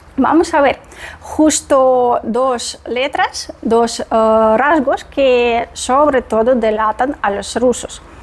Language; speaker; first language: Spanish; non-native, fluent; Russian